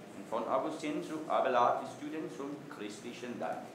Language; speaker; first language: English; non-native, fluent; Portuguese